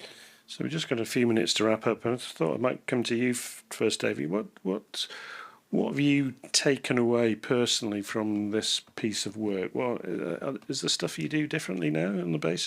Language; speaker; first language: English; native; English